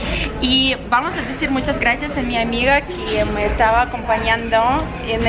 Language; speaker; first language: Spanish; non-native, learner; Russian